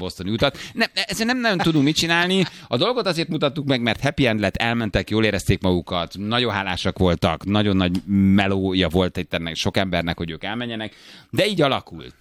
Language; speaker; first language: Hungarian; native; Hungarian